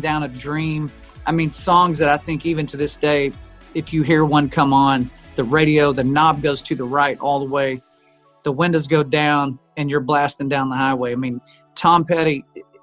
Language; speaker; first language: English; native; English